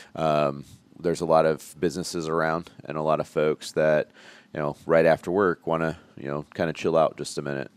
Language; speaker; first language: English; native; English